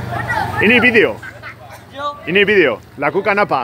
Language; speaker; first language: Indonesian; non-native, learner; Spanish